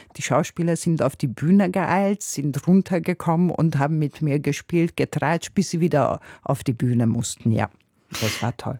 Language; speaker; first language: German; non-native, fluent; Hungarian